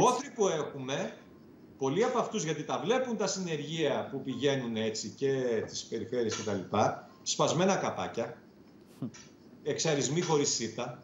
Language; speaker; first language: Greek; native; Greek